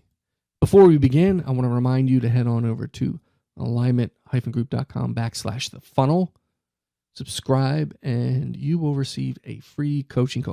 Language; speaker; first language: English; native; English